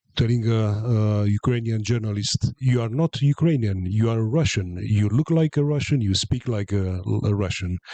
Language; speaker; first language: English; non-native, fluent; Romanian